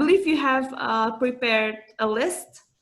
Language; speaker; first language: English; non-native, fluent; Indonesian